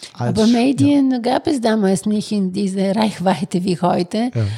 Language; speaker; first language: German; non-native, fluent; Bulgarian